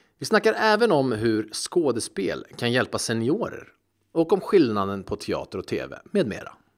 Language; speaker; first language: Swedish; native; Swedish